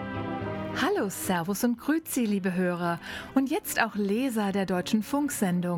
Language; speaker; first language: German; native; German